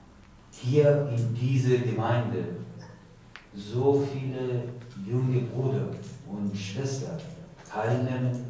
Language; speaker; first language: German; non-native, learner; Persian